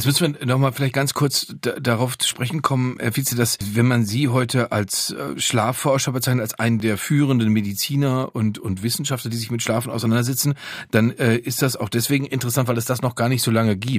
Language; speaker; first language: German; native; German